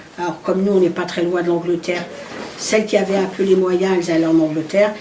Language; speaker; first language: French; early bilingual, other home language; Arabic